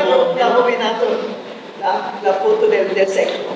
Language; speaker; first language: Italian; non-native, fluent; German